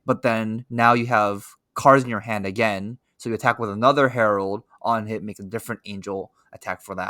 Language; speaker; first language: English; native; English